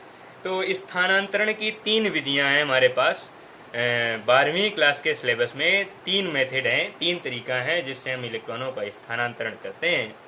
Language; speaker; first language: Hindi; native; Hindi